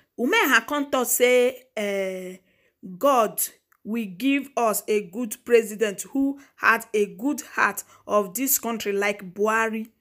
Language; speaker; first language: Nigerian Pidgin; non-native, local second language; Igbo